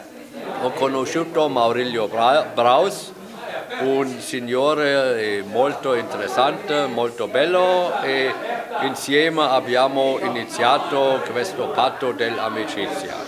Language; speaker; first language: Italian; non-native, fluent; German